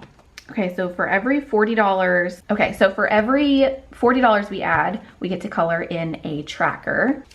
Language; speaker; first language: English; native; English